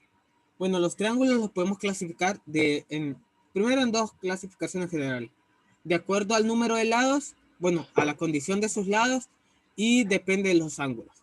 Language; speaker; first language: Spanish; native; Spanish